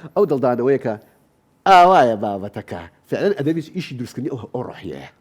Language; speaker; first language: Central Kurdish; non-native, local second language; Gurani